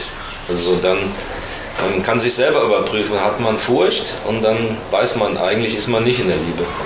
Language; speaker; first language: German; non-native, learner; Russian